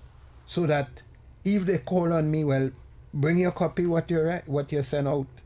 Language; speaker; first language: English; native; English